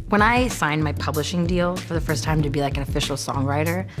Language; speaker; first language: English; native; English